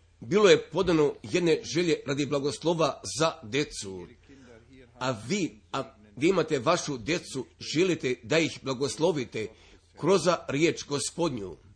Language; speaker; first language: Serbian; early bilingual, heritage; Serbian